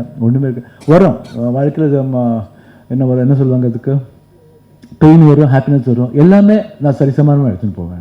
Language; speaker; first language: Tamil; non-native, local second language; Kannada